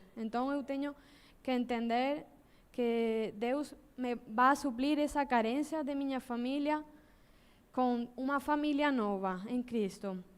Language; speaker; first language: Portuguese; non-native, learner; Spanish